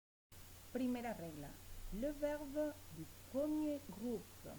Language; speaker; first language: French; non-native, fluent; Spanish